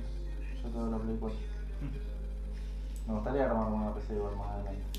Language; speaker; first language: Spanish; native; Spanish